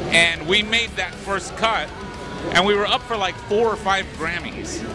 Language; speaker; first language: English; early bilingual, other home language; Spanish